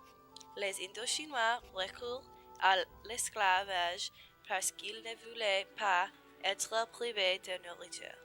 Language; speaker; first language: French; non-native, learner; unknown